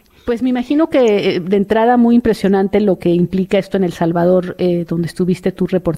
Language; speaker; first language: Spanish; native; Spanish